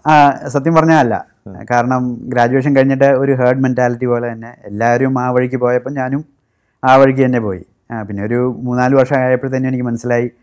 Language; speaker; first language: Malayalam; native; Malayalam